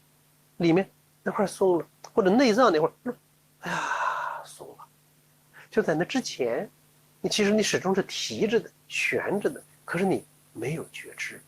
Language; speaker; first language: Chinese; native; Chinese